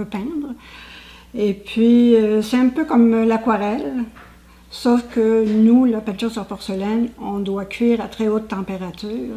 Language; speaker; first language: French; native; French